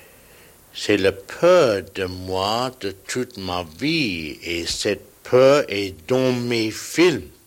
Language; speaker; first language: French; non-native, learner; English